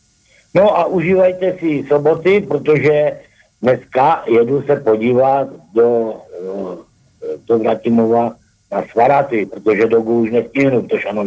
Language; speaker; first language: Czech; native; Czech